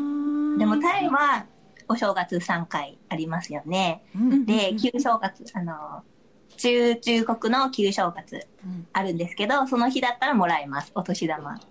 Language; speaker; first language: Japanese; non-native, fluent; Thai